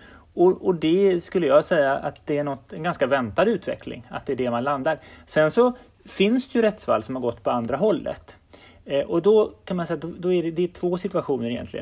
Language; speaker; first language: Swedish; native; Swedish